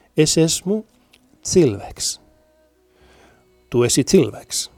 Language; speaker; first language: Latvian; non-native, learner; Spanish